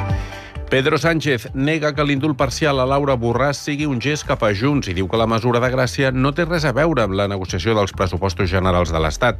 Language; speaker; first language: Catalan; native; Catalan